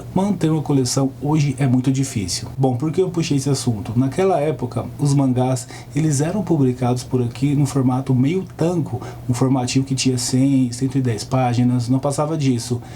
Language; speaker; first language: Portuguese; native; Portuguese